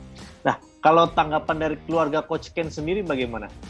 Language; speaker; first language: Indonesian; native; Indonesian